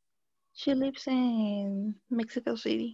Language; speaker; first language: English; non-native, learner; Spanish